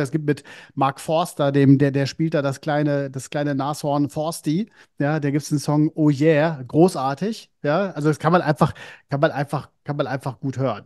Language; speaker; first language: German; native; German